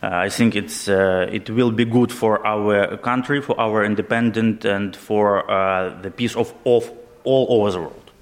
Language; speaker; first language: English; non-native, learner; Ukrainian